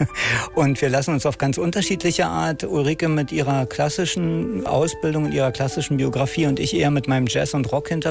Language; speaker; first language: German; native; German